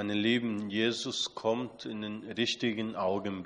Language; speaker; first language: German; non-native, fluent; Portuguese